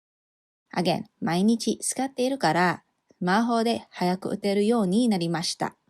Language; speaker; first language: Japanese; non-native, fluent; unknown